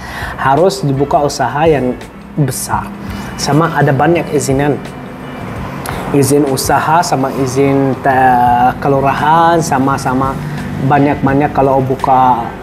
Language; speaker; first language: Indonesian; non-native, fluent; Arabic